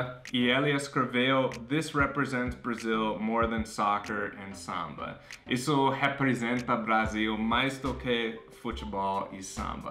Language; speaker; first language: Portuguese; non-native, fluent; English